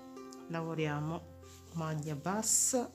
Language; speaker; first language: Italian; non-native, fluent; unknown